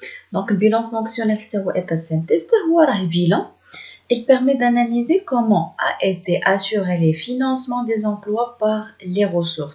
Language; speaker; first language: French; non-native, local second language; Arabic